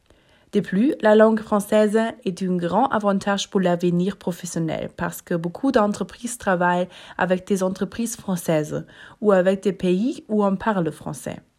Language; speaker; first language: French; non-native, learner; German